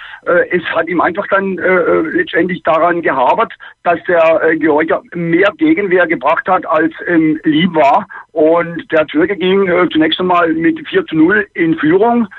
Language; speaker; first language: German; native; German